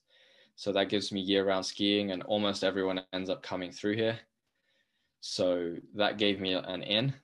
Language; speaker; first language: English; native; English